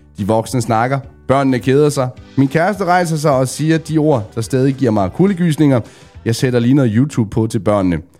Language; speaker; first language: Danish; native; Danish